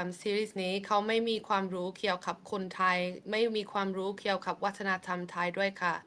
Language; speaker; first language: Thai; non-native, fluent; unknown